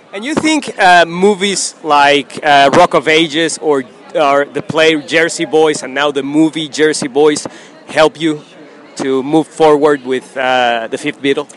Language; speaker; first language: English; non-native, fluent; Spanish